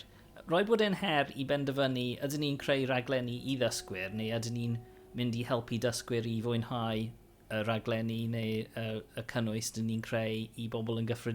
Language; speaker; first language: Welsh; non-native, local second language; English